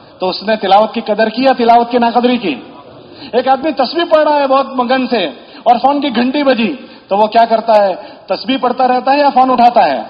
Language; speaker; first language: Urdu; native; Urdu